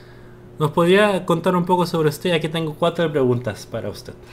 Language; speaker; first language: Spanish; non-native, fluent; Korean